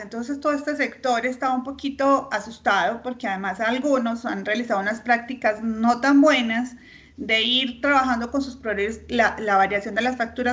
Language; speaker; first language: Spanish; native; Spanish